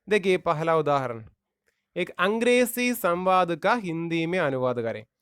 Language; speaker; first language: Hindi; non-native, local second language; Malayalam